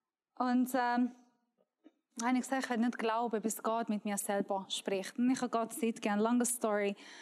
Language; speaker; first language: German; non-native, learner; Persian